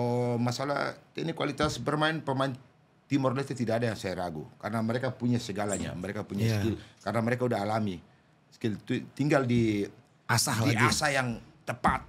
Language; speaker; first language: Indonesian; non-native, local second language; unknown